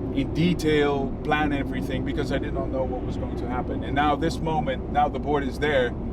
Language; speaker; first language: English; non-native, fluent; Dutch